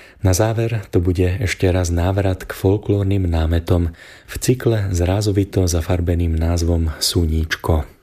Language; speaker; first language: Slovak; native; Slovak